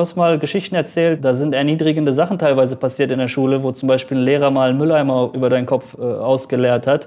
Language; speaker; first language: German; early bilingual, other home language; Persian